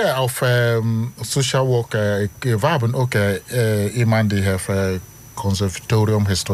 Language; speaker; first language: Dutch; non-native, learner; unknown